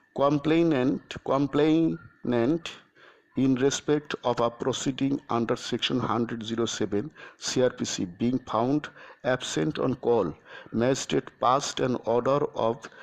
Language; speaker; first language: English; non-native, local second language; Bangla